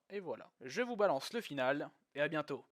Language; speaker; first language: French; native; French